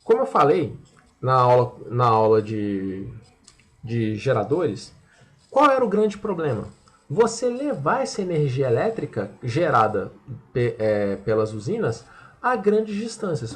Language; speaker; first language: Portuguese; native; Portuguese